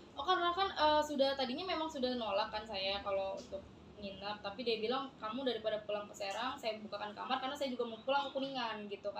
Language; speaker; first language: Indonesian; native; Indonesian